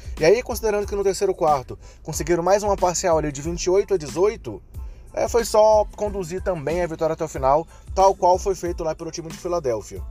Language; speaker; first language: Portuguese; native; Portuguese